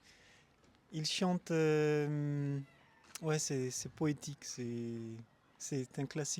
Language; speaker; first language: French; non-native, local second language; Malagasy